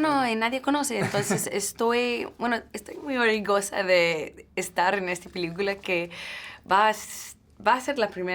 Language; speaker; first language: Spanish; non-native, learner; English